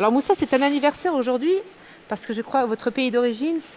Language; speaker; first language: French; native; French